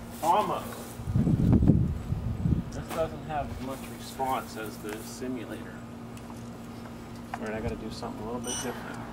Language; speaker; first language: English; native; English